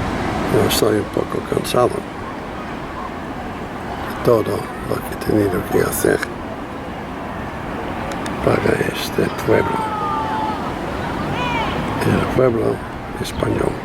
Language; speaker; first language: Spanish; non-native, fluent; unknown